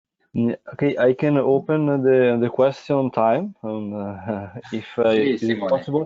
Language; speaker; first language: English; non-native, fluent; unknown